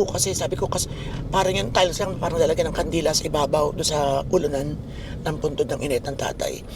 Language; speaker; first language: Filipino; native; Filipino